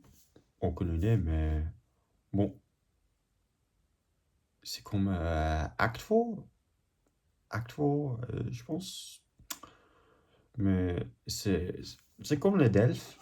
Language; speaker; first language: French; non-native, learner; English